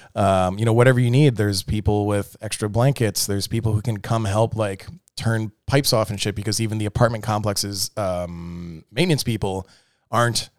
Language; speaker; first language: English; native; English